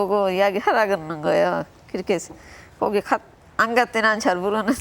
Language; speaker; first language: Korean; non-native, learner; Sinhala